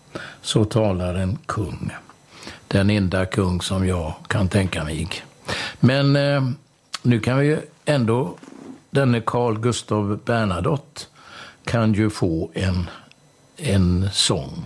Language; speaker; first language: Swedish; native; Swedish